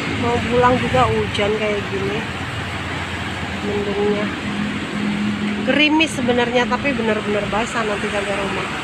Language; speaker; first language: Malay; non-native, local second language; Javanese